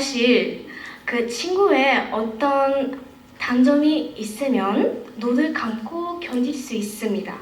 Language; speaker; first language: Korean; non-native, fluent; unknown